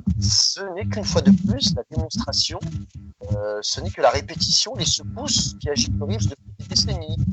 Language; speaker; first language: French; early bilingual, other home language; Riffian